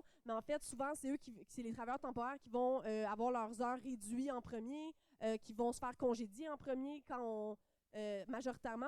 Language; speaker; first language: French; native; French